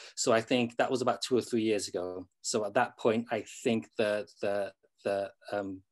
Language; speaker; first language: English; native; English